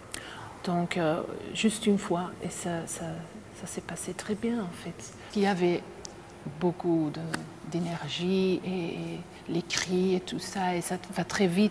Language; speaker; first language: French; non-native, local second language; Dutch